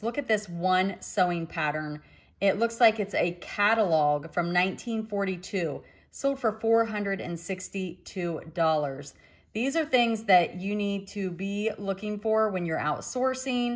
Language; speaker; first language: English; native; English